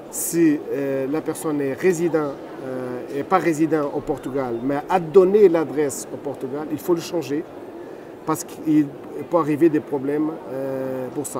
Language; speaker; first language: French; non-native, fluent; Portuguese